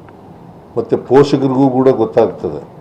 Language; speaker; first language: Kannada; native; Kannada